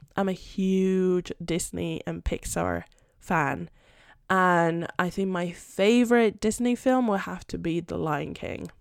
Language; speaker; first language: English; non-native, fluent; Spanish